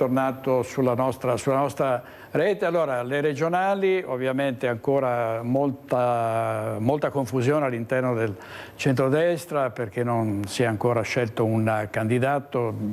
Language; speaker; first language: Italian; native; Italian